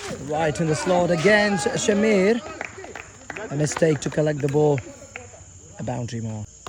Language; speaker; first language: English; non-native, local second language; Malayalam